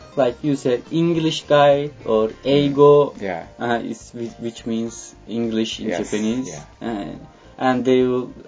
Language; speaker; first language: English; non-native, fluent; Turkish